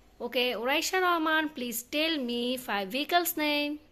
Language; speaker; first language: English; non-native, learner; Bangla